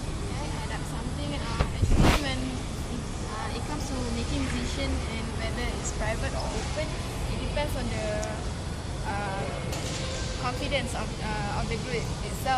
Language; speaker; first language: English; non-native, learner; Malay